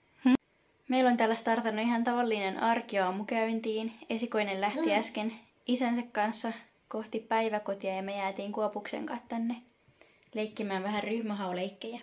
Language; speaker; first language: Finnish; native; Finnish